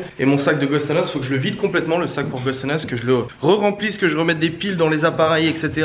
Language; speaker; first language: French; native; French